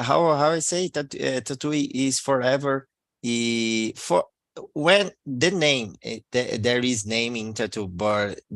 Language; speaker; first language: English; non-native, learner; Portuguese